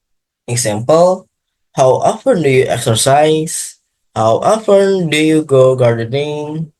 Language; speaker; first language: English; non-native, learner; Indonesian